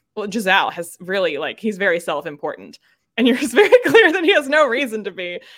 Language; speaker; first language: English; native; English